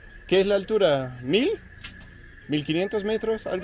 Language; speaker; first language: Spanish; non-native, learner; Danish